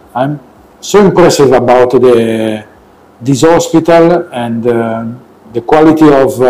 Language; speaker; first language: English; non-native, learner; Italian